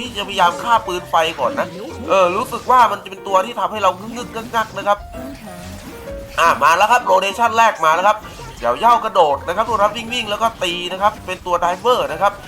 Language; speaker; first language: Thai; native; Thai